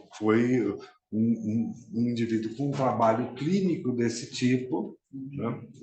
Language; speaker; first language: Portuguese; native; Portuguese